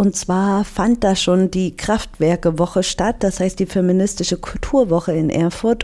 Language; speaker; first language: German; native; German